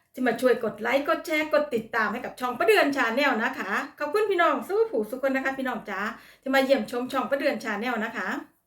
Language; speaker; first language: Thai; native; Thai